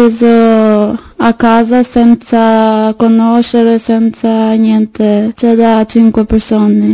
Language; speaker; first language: Italian; non-native, learner; Albanian